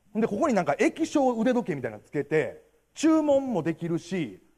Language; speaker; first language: Japanese; native; Japanese